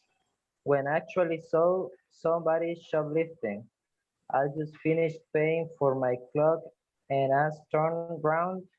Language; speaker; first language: English; non-native, fluent; Spanish